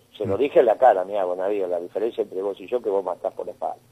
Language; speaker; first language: Spanish; native; Spanish